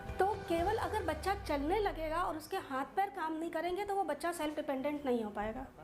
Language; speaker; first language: Hindi; native; Hindi